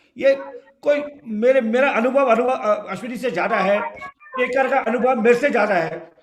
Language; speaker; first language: Hindi; non-native, local second language; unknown